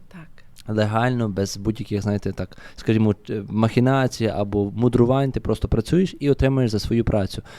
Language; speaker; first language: Ukrainian; native; Ukrainian